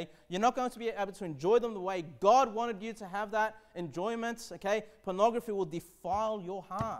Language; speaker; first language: English; native; English